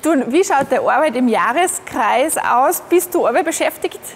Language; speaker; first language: German; native; German